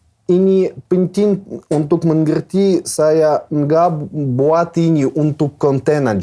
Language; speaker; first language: Indonesian; non-native, learner; Russian